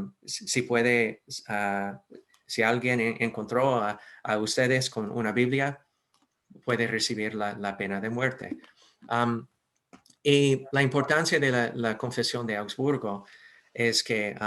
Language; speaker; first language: Spanish; non-native, fluent; English